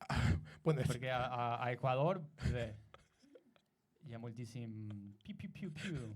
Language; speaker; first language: Catalan; non-native, learner; Spanish